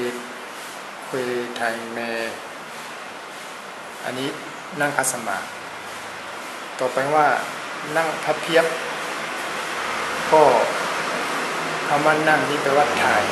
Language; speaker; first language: Thai; non-native, fluent; Burmese